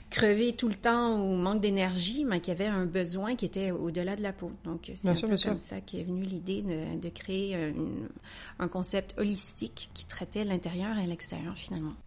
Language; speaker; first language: French; native; French